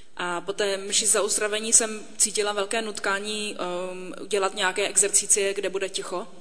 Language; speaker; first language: Czech; native; Czech